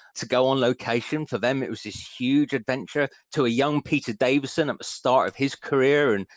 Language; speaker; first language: English; native; English